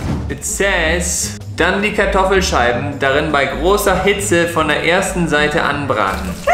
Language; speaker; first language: German; native; German